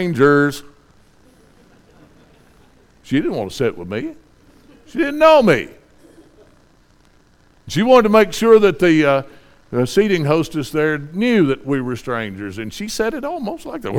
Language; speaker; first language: English; native; English